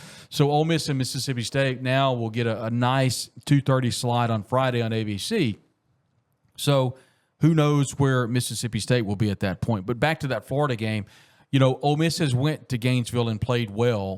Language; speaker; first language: English; native; English